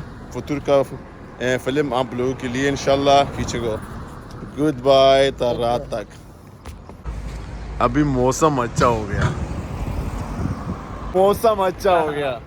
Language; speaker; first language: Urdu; non-native, learner; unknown